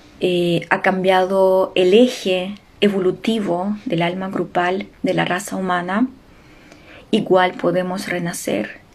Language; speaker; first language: Spanish; non-native, fluent; Ukrainian